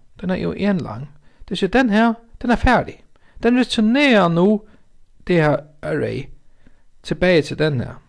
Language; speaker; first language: Danish; non-native, local second language; Faroese